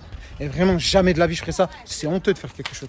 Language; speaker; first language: French; native; French